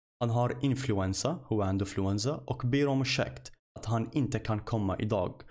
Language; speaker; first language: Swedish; non-native, fluent; Arabic